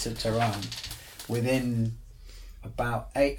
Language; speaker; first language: English; native; English